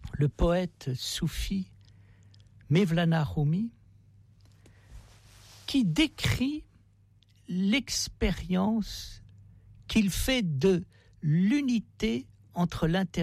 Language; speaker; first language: French; native; French